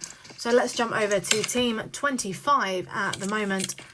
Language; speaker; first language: English; native; English